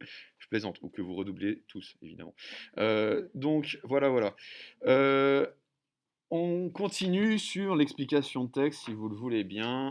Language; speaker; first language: French; native; French